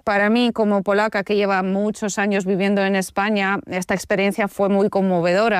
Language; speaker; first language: Spanish; non-native, fluent; Polish